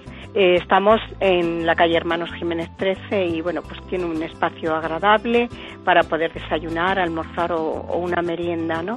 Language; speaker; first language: Spanish; native; Spanish